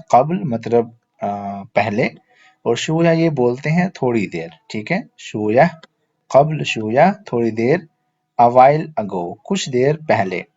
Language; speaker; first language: Urdu; native; Urdu